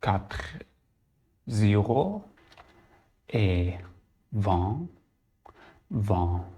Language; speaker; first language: French; non-native, learner; Arabic